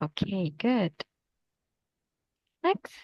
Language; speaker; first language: English; non-native, fluent; Indonesian